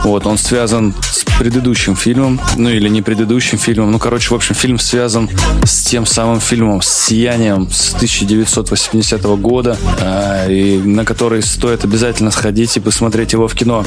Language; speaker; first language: Russian; native; Russian